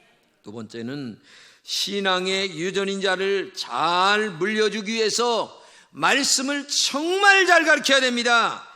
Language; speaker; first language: Korean; native; Korean